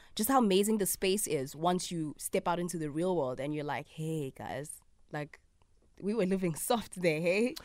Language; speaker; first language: English; non-native, local second language; Zulu